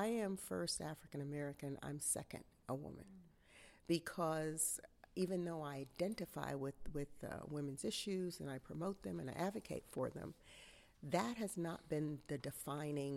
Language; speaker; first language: English; native; English